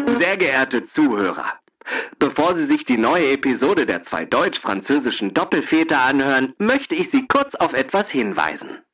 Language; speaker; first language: German; native; German